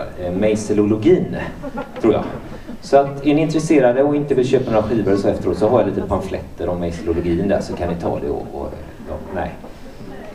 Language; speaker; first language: Swedish; native; Swedish